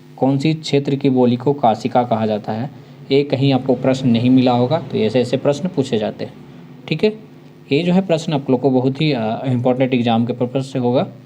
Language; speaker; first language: Hindi; native; Hindi